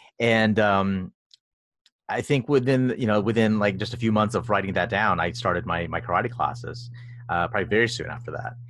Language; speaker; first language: English; early bilingual, other home language; Filipino